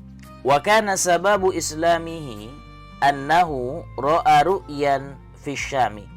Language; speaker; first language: Arabic; non-native, fluent; Indonesian